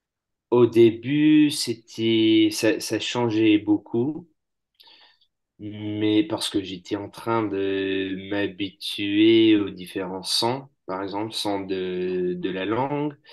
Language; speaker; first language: French; non-native, fluent; English